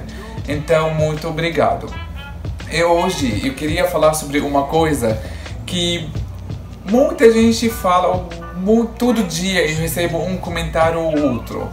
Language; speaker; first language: Portuguese; non-native, fluent; Arabic